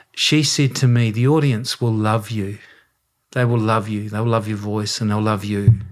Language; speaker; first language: English; native; English